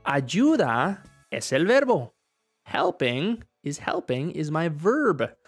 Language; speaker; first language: Spanish; non-native, fluent; English